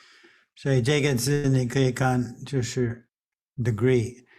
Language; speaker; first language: Chinese; non-native, fluent; English